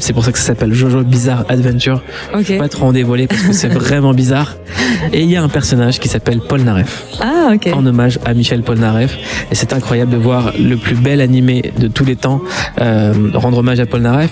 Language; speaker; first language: French; native; French